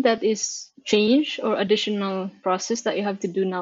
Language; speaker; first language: English; non-native, local second language; Filipino